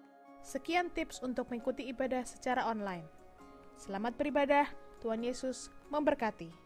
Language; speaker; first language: Indonesian; native; Indonesian